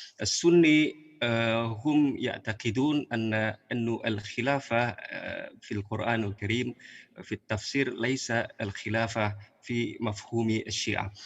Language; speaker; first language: Arabic; non-native, fluent; Indonesian